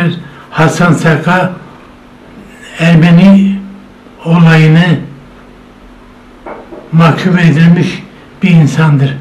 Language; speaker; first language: Turkish; non-native, local second language; Zaza